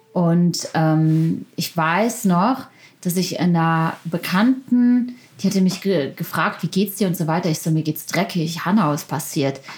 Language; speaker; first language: German; early bilingual, other home language; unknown